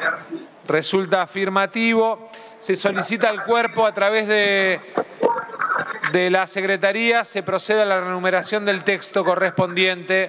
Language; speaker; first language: Spanish; native; Spanish